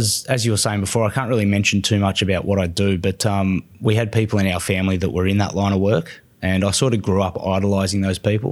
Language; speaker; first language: English; native; English